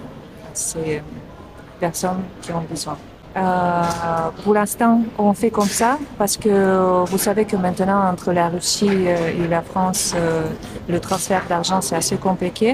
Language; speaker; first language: French; non-native, fluent; Russian